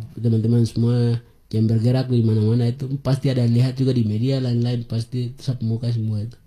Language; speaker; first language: Indonesian; non-native, local second language; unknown